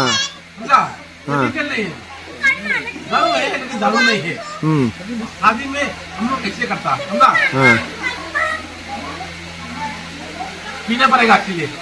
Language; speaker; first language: Hindi; non-native, local second language; Rongmei Naga